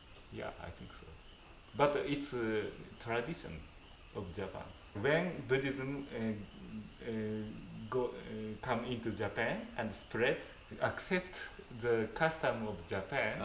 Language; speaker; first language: English; non-native, fluent; Japanese